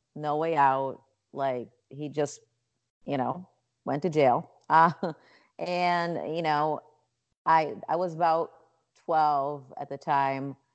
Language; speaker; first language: English; non-native, fluent; Portuguese